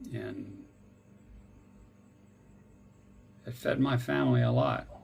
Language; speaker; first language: English; native; English